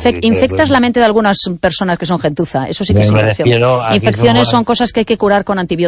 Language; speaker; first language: Spanish; native; Spanish